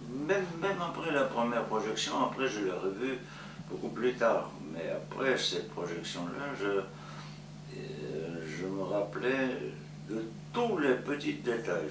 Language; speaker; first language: French; non-native, fluent; Georgian